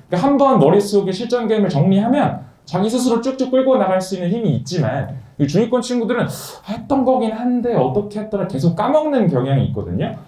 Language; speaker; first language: Korean; native; Korean